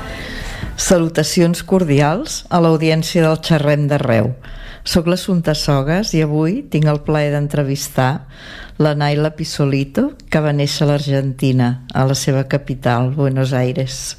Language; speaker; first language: Catalan; native; Catalan